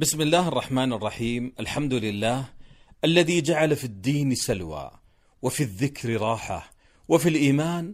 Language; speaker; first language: Arabic; native; Arabic